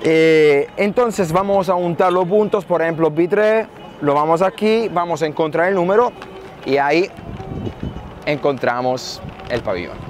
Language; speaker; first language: Spanish; non-native, fluent; Italian